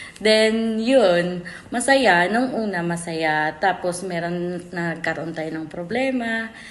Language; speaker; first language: Filipino; non-native, local second language; Cebuano